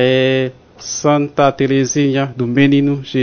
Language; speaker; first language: Portuguese; non-native, fluent; Haitian Creole